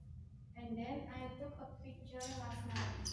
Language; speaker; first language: English; non-native, learner; Indonesian